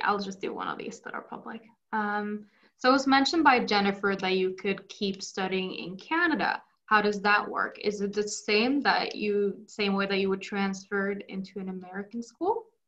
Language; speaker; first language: English; non-native, fluent; Norwegian